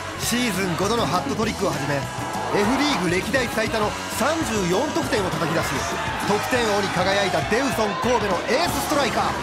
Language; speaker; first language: Japanese; native; Japanese